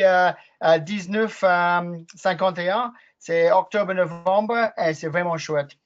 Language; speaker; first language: French; non-native, learner; English